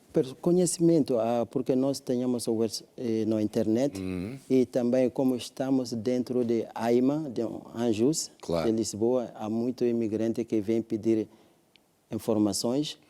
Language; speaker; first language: Portuguese; non-native, learner; French